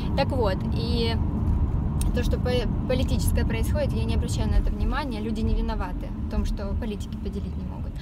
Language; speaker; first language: Russian; native; Russian